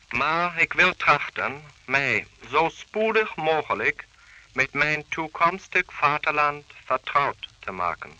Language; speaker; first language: Dutch; non-native, fluent; German